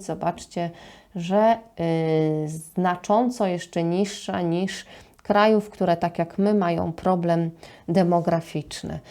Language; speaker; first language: Polish; native; Polish